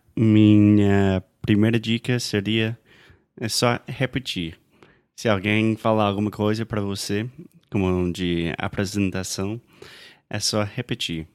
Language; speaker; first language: Portuguese; non-native, fluent; English